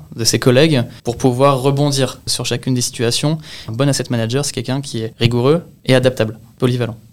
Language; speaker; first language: French; native; French